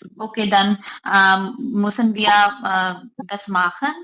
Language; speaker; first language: German; non-native, learner; Urdu